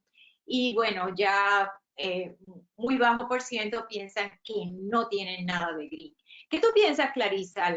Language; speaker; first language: Spanish; native; Spanish